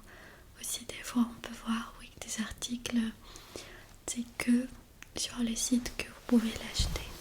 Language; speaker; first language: French; non-native, fluent; Armenian